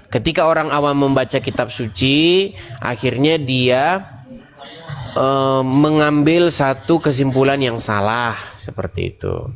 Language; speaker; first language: Indonesian; native; Indonesian